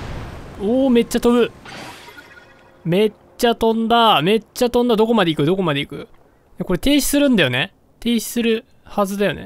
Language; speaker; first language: Japanese; native; Japanese